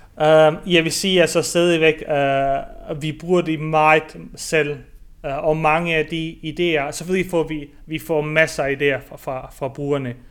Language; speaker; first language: Danish; early bilingual, other home language; Bosnian